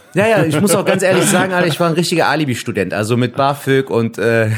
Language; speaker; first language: German; native; German